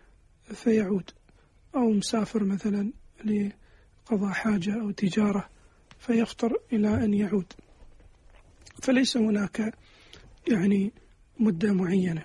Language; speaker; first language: Arabic; native; Arabic